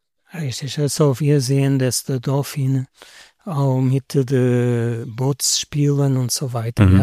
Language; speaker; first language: German; non-native, learner; Portuguese